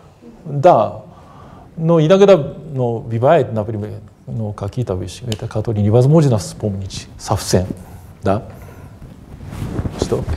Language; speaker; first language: Russian; non-native, fluent; Japanese